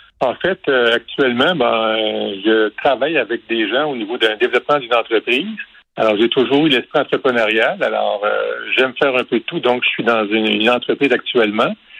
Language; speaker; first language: French; native; French